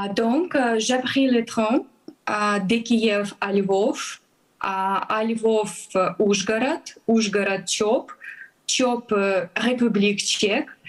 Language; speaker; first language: French; non-native, learner; Ukrainian